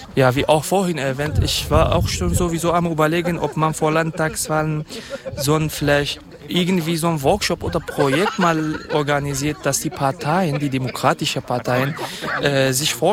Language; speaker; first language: German; non-native, fluent; Kurdish